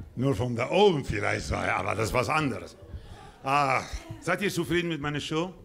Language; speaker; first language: German; non-native, fluent; Spanish